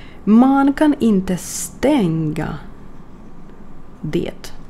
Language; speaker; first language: Swedish; non-native, fluent; Ukrainian